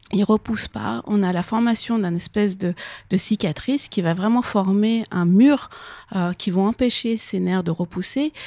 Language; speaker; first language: French; early bilingual, other home language; Persian